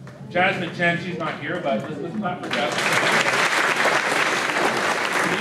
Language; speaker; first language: English; native; English